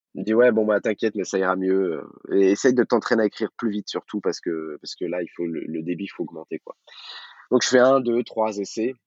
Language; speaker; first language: French; early bilingual, other home language; Arabic